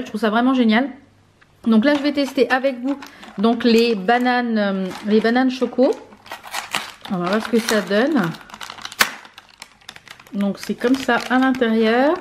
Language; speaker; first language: French; native; French